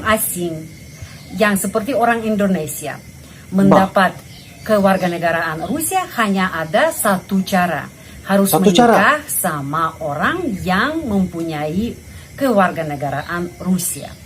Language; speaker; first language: Indonesian; non-native, fluent; Russian